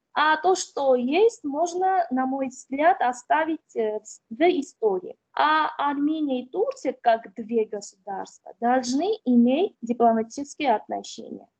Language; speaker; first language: Russian; non-native, fluent; Armenian